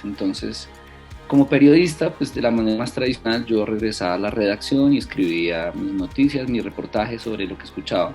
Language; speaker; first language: Spanish; native; Spanish